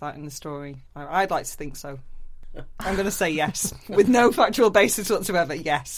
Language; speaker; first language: English; native; English